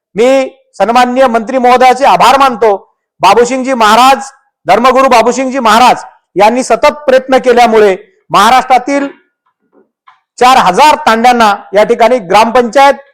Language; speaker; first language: Marathi; non-native, local second language; Lambadi